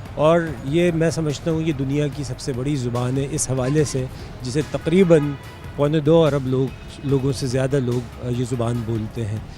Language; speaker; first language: Urdu; native; Urdu